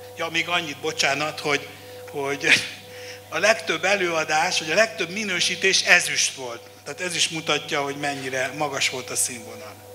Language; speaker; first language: Hungarian; native; Hungarian